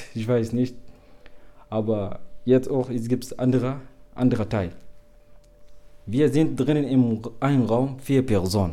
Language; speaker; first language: German; non-native, learner; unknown